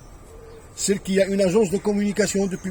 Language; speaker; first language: French; native; French